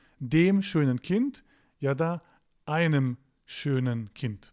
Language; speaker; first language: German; non-native, fluent; Turkish